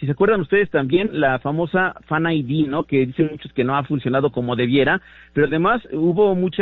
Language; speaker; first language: Spanish; native; Spanish